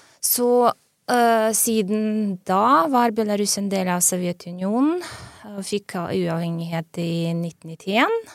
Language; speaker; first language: Norwegian; non-native, fluent; Belarusian